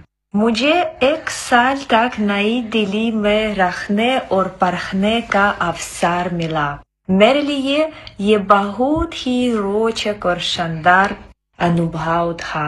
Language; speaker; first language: Hindi; non-native, fluent; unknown